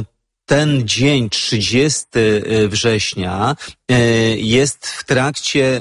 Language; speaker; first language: Polish; native; Polish